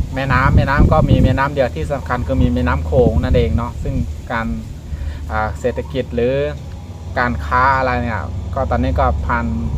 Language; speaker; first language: Thai; native; Thai